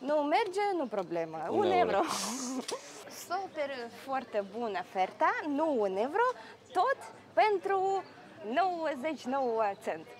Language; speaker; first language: Romanian; non-native, learner; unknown